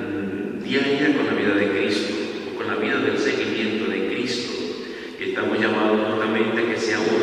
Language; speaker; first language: Spanish; native; Spanish